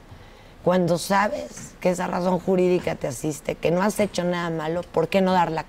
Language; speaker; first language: Spanish; native; Spanish